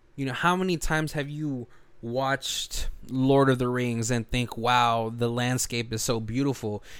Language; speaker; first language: English; native; English